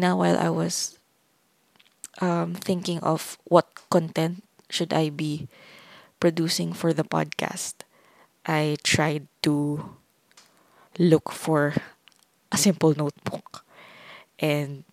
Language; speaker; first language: English; non-native, local second language; Filipino